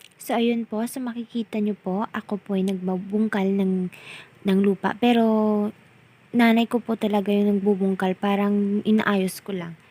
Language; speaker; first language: Filipino; non-native, local second language; Bikol